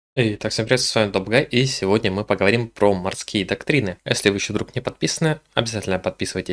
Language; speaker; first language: Russian; native; Russian